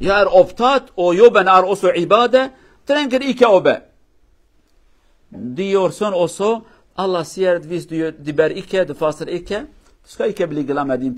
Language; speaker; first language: Norwegian; non-native, learner; Kurdish